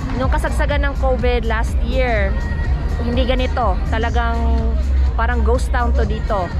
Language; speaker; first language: Filipino; non-native, local second language; Iloko